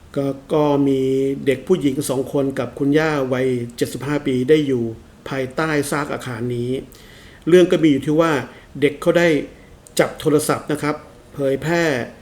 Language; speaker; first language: Thai; non-native, fluent; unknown